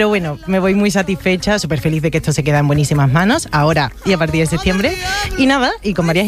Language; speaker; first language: Spanish; native; Spanish